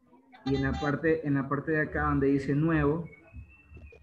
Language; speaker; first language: Spanish; native; Spanish